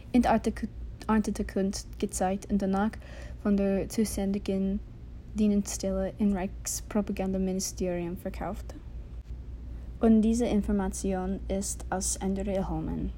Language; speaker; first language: German; non-native, learner; English